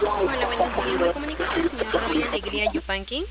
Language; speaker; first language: Spanish; native; Spanish